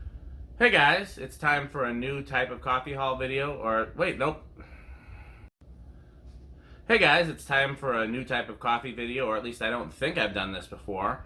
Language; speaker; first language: English; native; English